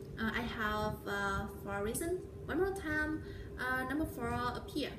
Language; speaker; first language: English; non-native, learner; Vietnamese